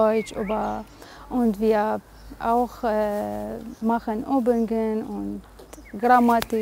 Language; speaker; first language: German; non-native, learner; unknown